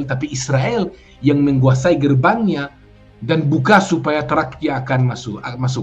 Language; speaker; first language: Indonesian; non-native, fluent; Hebrew